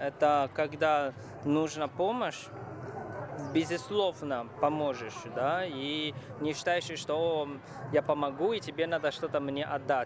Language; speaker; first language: Russian; non-native, fluent; Chinese